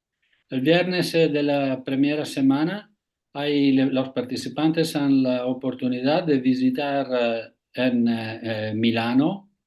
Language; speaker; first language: Spanish; non-native, fluent; Italian